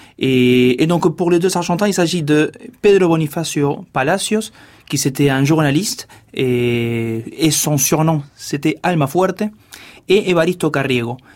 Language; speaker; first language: French; non-native, fluent; Spanish